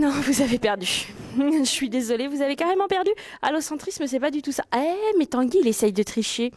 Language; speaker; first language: French; native; French